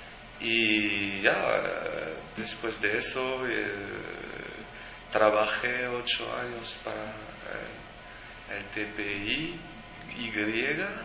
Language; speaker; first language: Spanish; non-native, fluent; French